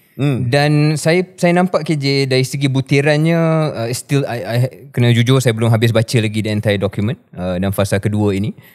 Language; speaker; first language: Malay; native; Malay